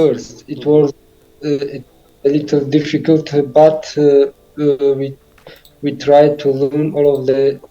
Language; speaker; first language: English; non-native, learner; Tajik